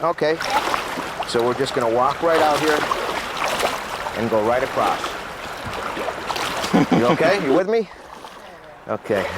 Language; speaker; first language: English; native; English